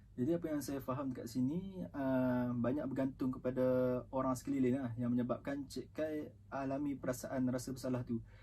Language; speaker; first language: Malay; native; Malay